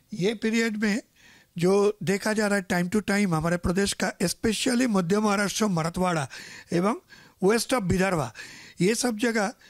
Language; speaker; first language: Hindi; non-native, local second language; Marathi